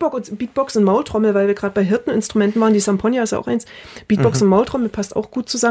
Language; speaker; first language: German; native; German